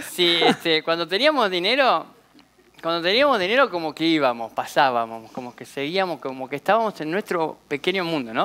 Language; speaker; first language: Spanish; native; Spanish